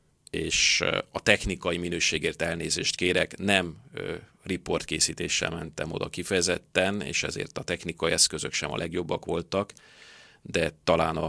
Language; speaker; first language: Hungarian; native; Hungarian